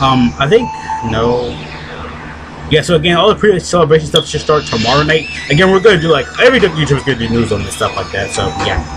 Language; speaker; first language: English; native; English